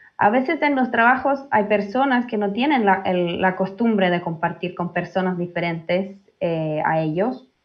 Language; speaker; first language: Spanish; early bilingual, heritage; Finnish